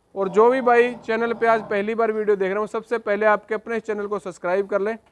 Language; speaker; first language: Hindi; native; Hindi